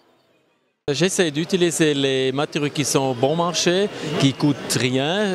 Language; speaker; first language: French; non-native, local second language; German